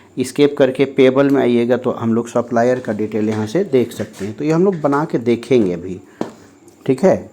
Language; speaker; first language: Hindi; native; Hindi